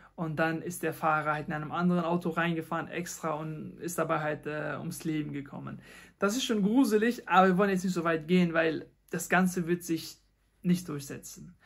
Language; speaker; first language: German; non-native, fluent; Persian